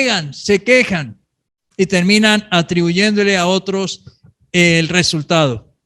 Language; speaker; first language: Spanish; native; Spanish